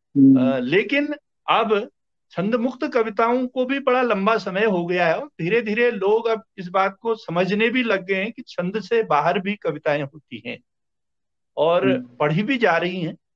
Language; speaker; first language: Hindi; native; Hindi